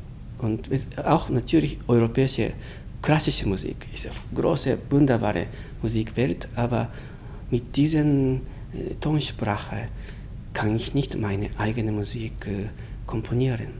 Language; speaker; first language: German; non-native, learner; Japanese